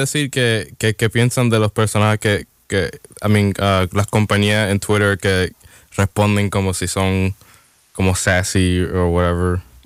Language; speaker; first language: Spanish; non-native, learner; English